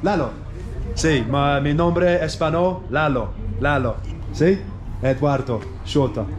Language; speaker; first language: Spanish; non-native, learner; English